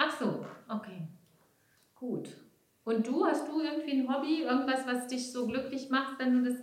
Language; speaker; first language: German; native; German